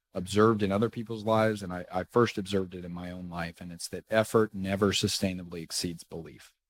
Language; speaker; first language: English; native; English